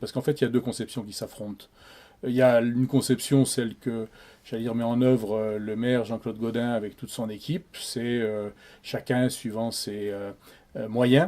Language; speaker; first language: French; native; French